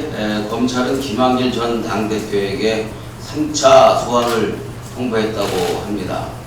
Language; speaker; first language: Korean; native; Korean